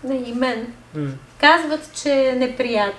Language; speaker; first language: Bulgarian; non-native, fluent; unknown